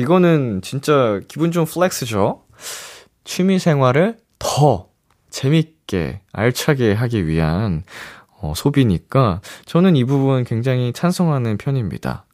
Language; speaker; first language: Korean; native; Korean